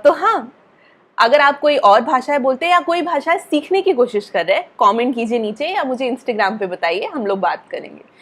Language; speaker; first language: Hindi; native; Hindi